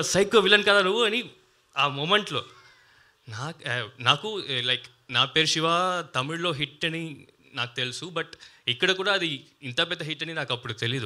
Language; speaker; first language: Telugu; non-native, learner; Tamil